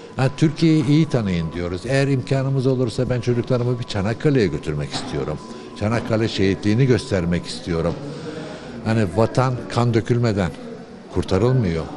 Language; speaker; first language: Turkish; early bilingual, other home language; Uyghur